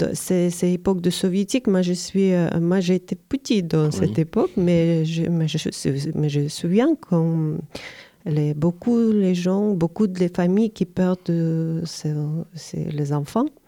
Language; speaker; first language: French; non-native, learner; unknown